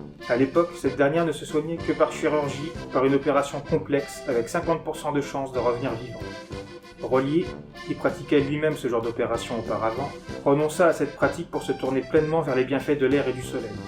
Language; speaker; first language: French; native; French